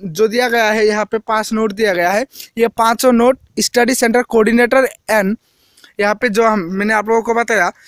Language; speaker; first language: Hindi; non-native, local second language; Assamese